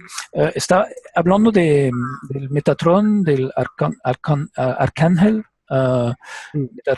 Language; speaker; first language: Spanish; non-native, learner; French